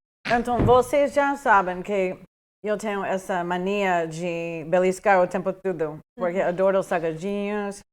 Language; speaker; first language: Portuguese; non-native, fluent; English